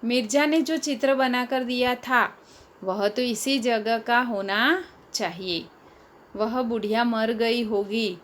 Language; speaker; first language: Hindi; non-native, local second language; Gujarati